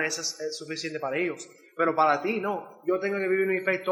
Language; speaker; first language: Spanish; non-native, learner; English